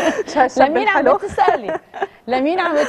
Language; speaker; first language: Arabic; native; Arabic